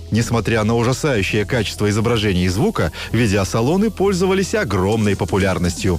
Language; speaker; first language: Russian; native; Russian